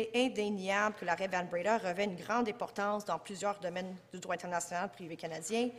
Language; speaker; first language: French; native; French